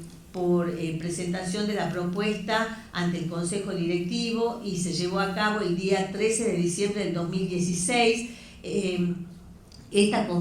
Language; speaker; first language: Spanish; native; Spanish